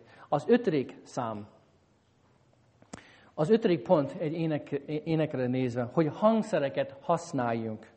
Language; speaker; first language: Hungarian; non-native, fluent; English